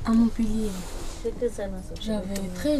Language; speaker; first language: French; non-native, learner; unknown